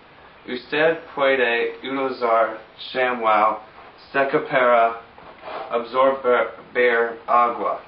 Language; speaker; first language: Spanish; non-native, learner; English